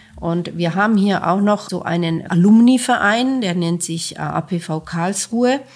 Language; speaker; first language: German; non-native, fluent; Finnish